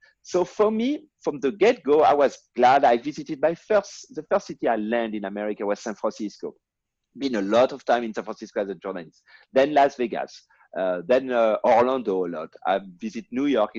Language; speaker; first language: English; non-native, fluent; French